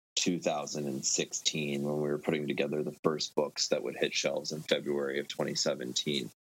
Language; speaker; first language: English; native; English